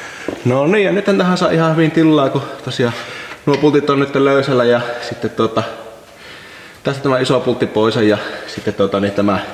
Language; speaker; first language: Finnish; native; Finnish